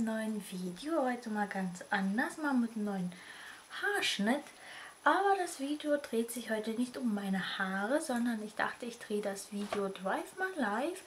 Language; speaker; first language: German; early bilingual, other home language; Russian